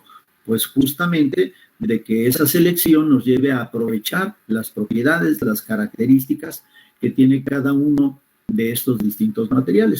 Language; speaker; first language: Spanish; native; Spanish